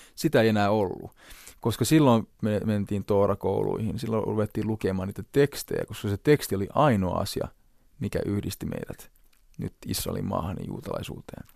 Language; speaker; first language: Finnish; non-native, local second language; Hebrew